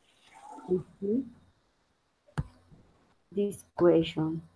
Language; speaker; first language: English; non-native, learner; Spanish